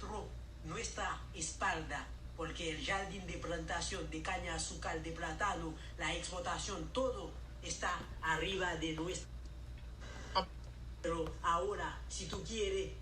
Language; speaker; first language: Spanish; non-native, learner; Haitian Creole